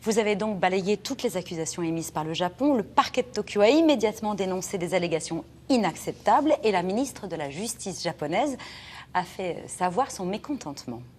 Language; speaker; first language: French; native; French